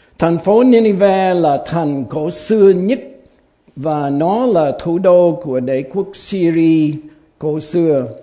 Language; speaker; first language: Vietnamese; non-native, fluent; English